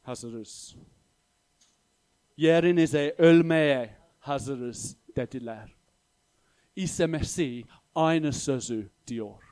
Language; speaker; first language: Turkish; non-native, fluent; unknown